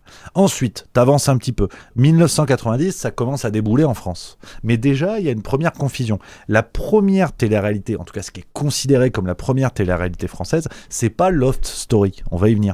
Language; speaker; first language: French; native; French